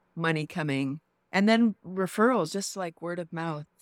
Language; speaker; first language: English; native; English